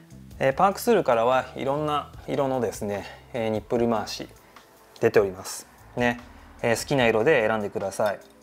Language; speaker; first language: Japanese; native; Japanese